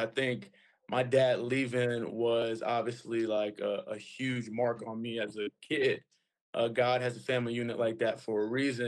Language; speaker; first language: English; native; English